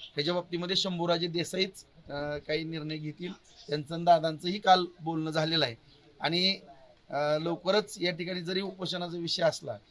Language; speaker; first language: Marathi; native; Marathi